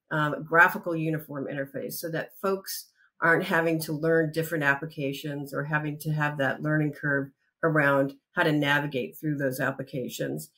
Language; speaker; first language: English; native; English